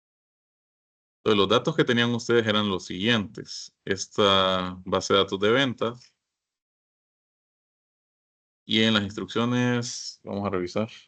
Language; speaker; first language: Spanish; native; Spanish